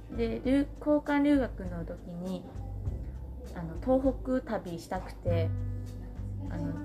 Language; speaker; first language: Japanese; non-native, fluent; Chinese